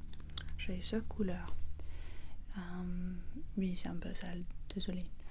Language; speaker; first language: French; non-native, learner; English